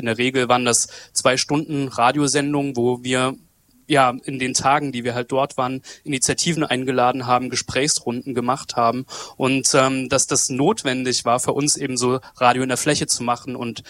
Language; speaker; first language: German; native; German